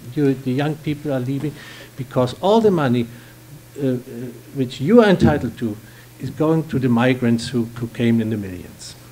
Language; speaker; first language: English; non-native, fluent; German